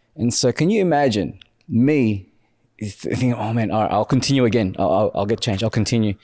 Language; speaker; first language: English; native; English